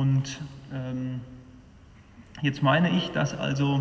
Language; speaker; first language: German; native; German